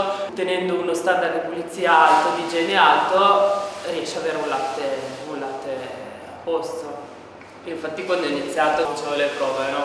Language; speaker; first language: Italian; native; Italian